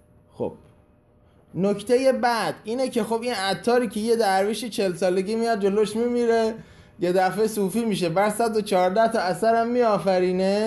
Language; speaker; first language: Persian; native; Persian